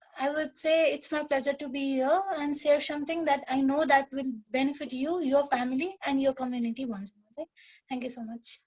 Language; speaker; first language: English; non-native, local second language; Nepali